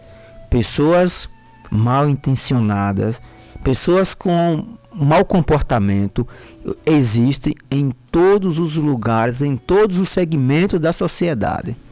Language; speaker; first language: Portuguese; native; Portuguese